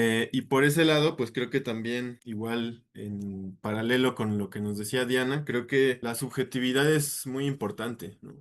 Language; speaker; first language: Spanish; native; Spanish